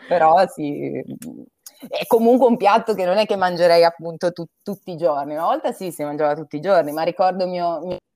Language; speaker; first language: Italian; native; Italian